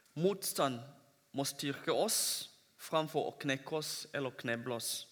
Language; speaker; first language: Norwegian; non-native, fluent; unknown